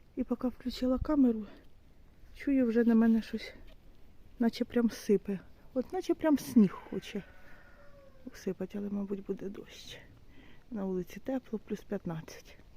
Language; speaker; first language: Ukrainian; native; Ukrainian